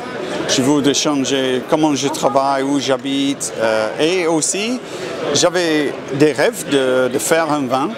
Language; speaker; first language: French; non-native, fluent; English